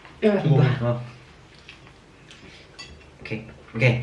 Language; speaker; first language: Swedish; early bilingual, other home language; Thai